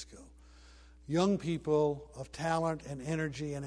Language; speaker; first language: English; native; English